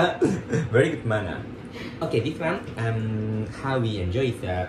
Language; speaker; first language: English; non-native, learner; Japanese